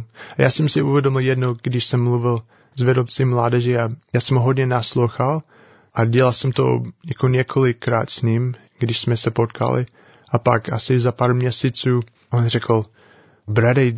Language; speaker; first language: Czech; non-native, fluent; English